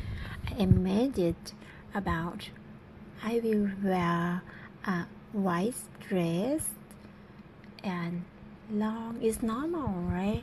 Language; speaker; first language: English; non-native, learner; Thai